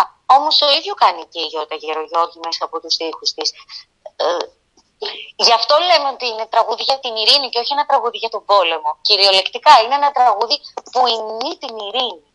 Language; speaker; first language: Greek; native; Greek